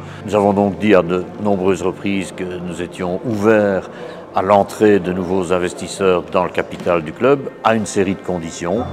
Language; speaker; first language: French; native; French